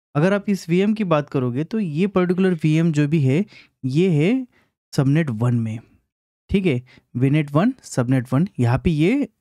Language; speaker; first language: Hindi; non-native, local second language; Marathi